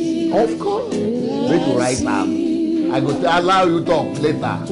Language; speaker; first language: English; non-native, local second language; Yoruba